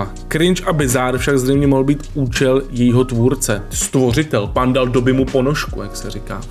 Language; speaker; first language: Czech; native; Czech